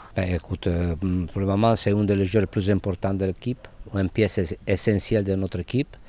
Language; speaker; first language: French; non-native, fluent; Italian